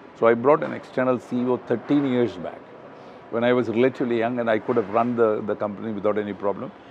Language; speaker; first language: English; non-native, local second language; Malayalam